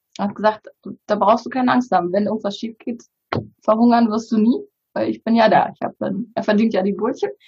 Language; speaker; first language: German; early bilingual, other home language; Bulgarian